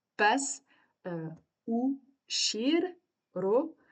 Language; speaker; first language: Persian; non-native, learner; French